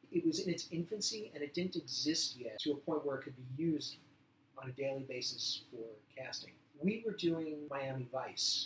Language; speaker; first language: English; native; English